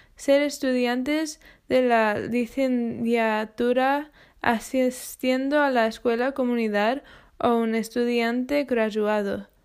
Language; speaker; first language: Spanish; non-native, fluent; English